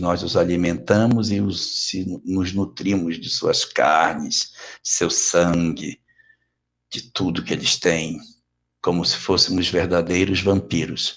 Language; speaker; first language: Portuguese; native; Portuguese